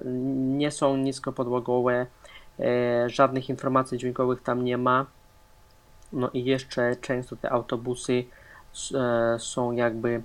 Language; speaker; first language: Polish; non-native, fluent; Russian